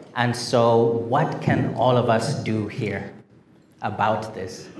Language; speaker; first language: English; non-native, local second language; Shona